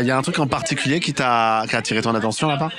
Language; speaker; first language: French; native; French